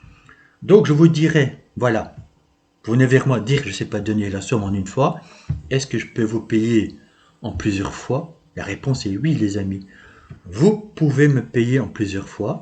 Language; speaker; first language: French; native; French